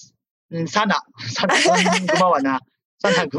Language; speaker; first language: Filipino; non-native, learner; Japanese